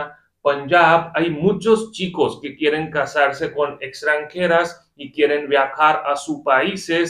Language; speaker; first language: Spanish; non-native, fluent; Hindi